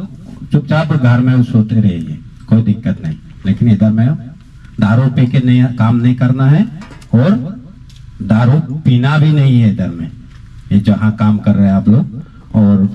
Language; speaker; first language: Hindi; non-native, local second language; Chakma